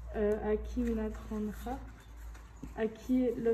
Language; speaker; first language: Spanish; non-native, learner; French